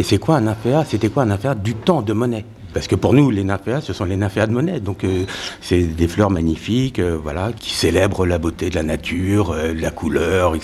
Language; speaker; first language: French; native; French